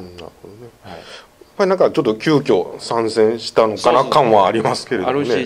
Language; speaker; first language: Japanese; native; Japanese